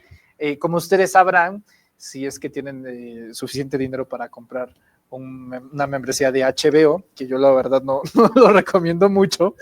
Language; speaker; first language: Spanish; native; Spanish